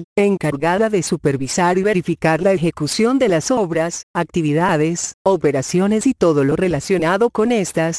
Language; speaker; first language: Spanish; native; Spanish